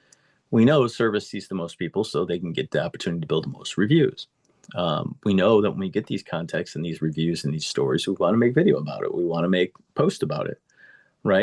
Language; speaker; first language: English; native; English